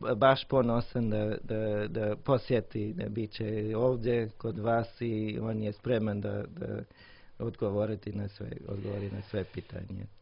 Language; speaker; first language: Croatian; non-native, learner; English